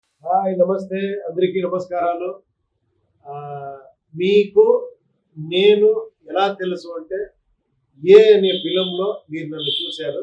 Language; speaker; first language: Telugu; non-native, local second language; Kannada